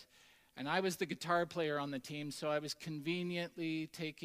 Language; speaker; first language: English; native; English